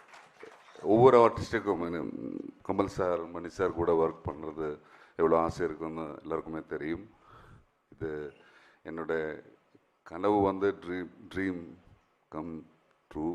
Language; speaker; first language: Tamil; non-native, learner; Malayalam